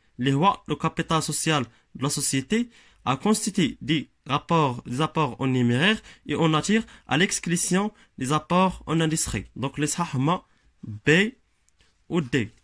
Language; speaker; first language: French; non-native, local second language; Arabic